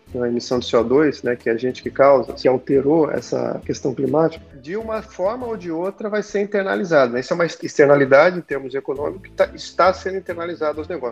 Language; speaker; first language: Portuguese; native; Portuguese